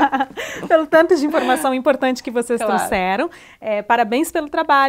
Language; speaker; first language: Portuguese; native; Portuguese